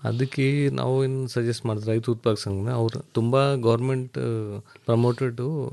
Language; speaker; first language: Kannada; non-native, learner; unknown